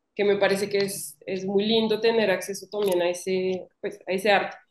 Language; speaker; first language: Spanish; non-native, fluent; French